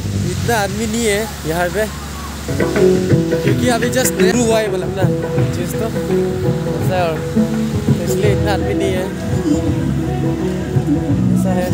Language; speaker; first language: Hindi; non-native, local second language; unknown